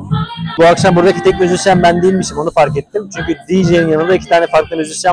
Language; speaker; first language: Turkish; native; Turkish